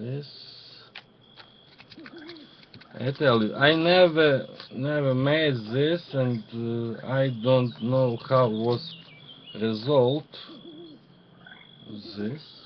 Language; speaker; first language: English; non-native, learner; Ukrainian